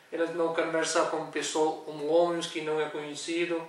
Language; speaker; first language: Portuguese; non-native, learner; Urdu